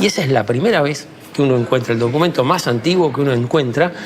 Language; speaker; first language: Spanish; native; Spanish